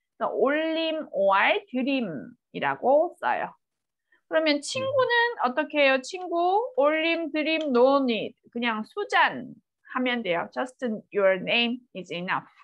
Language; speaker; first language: Korean; native; Korean